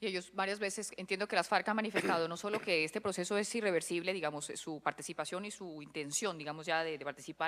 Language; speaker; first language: Spanish; native; Spanish